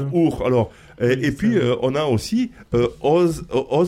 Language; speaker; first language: French; native; French